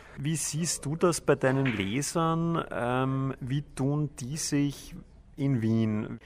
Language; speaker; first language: German; native; German